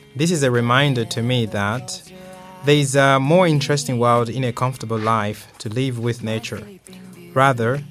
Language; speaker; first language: English; non-native, local second language; Nyanja